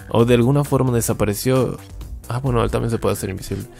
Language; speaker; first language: Spanish; native; Spanish